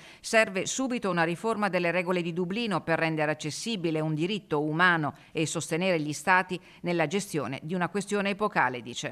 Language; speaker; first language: Italian; native; Italian